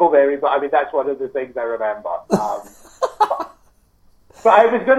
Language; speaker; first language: English; native; English